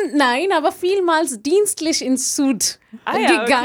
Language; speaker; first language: German; non-native, learner; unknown